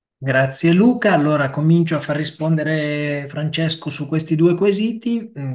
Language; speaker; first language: Italian; native; Italian